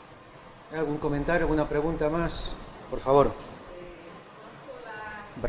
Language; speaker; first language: Spanish; native; Spanish